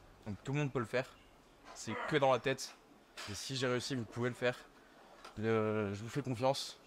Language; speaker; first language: French; native; French